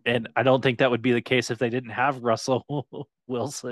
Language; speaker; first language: English; native; English